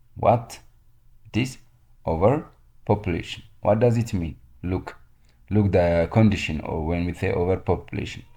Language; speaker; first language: English; non-native, local second language; Amharic